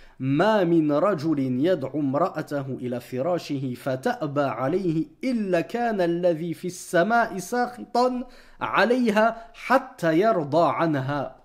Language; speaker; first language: Arabic; non-native, fluent; French